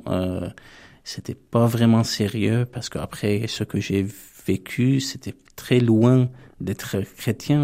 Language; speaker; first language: French; non-native, fluent; Armenian